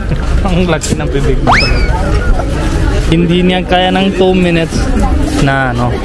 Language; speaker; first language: Filipino; non-native, learner; Hindi